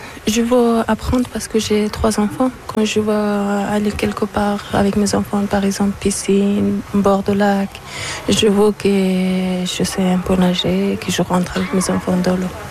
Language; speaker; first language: French; non-native, learner; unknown